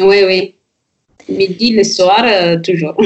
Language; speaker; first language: French; non-native, learner; Amharic